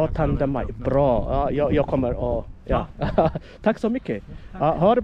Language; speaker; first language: Swedish; non-native, learner; Somali